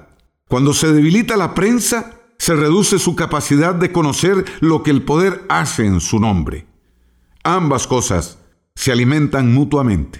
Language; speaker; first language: Spanish; native; Spanish